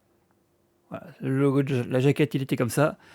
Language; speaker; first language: French; native; French